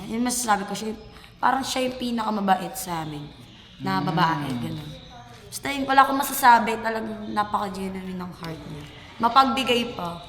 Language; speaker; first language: Filipino; native; Filipino